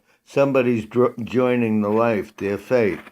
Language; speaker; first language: English; native; English